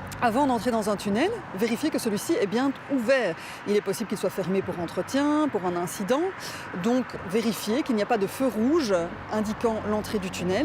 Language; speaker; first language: French; native; French